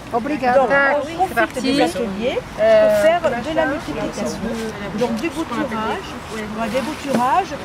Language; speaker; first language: French; native; French